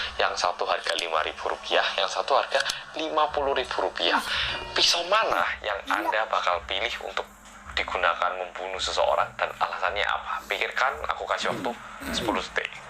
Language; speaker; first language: Indonesian; non-native, fluent; Korean